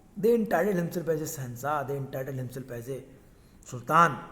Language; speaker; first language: English; non-native, local second language; Hindi